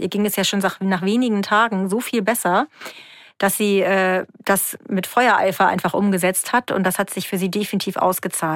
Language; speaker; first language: German; native; German